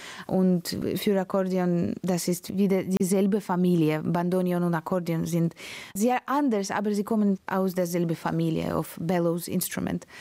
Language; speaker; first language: German; non-native, learner; Latvian